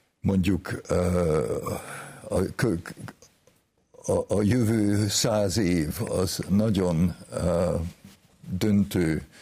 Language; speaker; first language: Hungarian; early bilingual, heritage; Hungarian